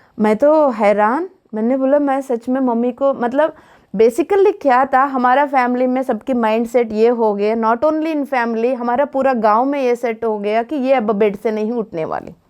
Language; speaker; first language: Hindi; non-native, local second language; Telugu